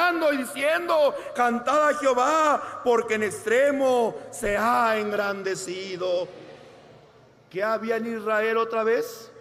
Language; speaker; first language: Spanish; native; Spanish